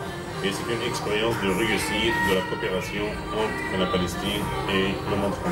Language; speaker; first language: French; non-native, fluent; Arabic